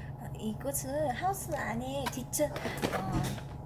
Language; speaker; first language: Korean; non-native, fluent; Vietnamese